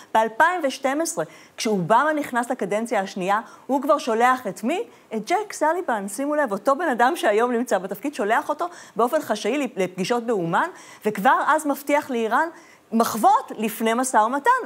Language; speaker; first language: Hebrew; non-native, fluent; Persian